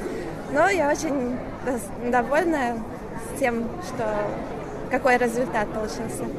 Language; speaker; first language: Russian; non-native, fluent; Latvian